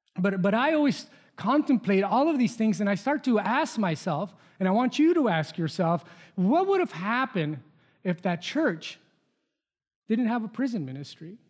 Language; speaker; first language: English; non-native, fluent; Spanish